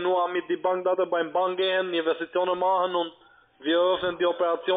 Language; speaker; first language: German; non-native, learner; Italian